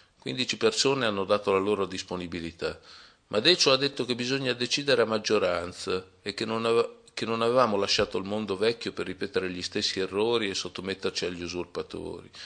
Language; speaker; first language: Italian; native; Italian